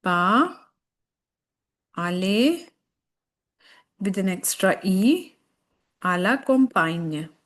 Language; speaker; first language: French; non-native, fluent; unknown